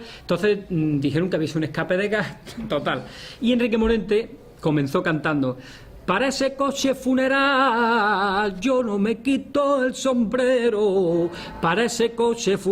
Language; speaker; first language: Spanish; native; Spanish